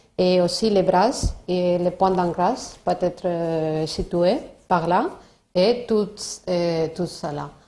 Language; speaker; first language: French; non-native, learner; Spanish